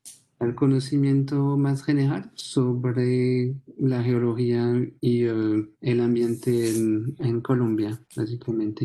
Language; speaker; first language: Spanish; non-native, fluent; French